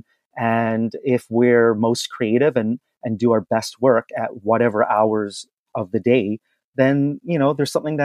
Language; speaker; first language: English; native; English